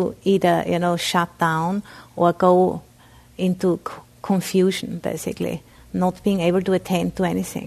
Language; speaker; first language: English; non-native, fluent; German